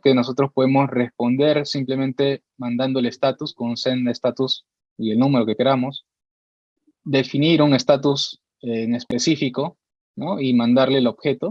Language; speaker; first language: Spanish; native; Spanish